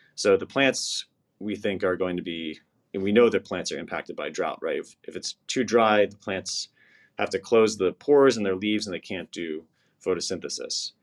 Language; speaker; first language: English; native; English